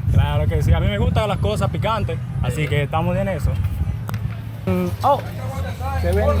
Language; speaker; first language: Spanish; non-native, learner; English